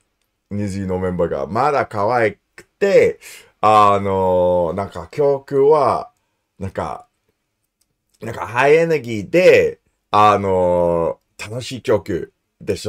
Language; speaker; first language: Japanese; non-native, learner; English